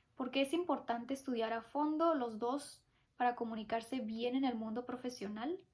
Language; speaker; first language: Spanish; early bilingual, heritage; Spanish